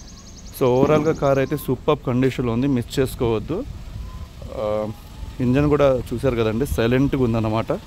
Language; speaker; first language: Telugu; native; Telugu